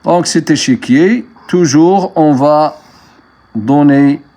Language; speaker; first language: French; non-native, local second language; Arabic